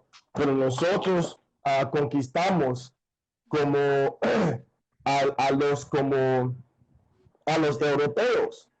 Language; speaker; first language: Spanish; non-native, fluent; English